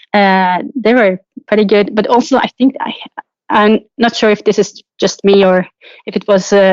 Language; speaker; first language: English; non-native, fluent; Norwegian